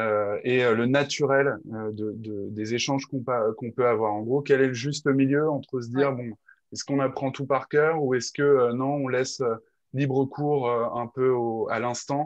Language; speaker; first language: French; native; French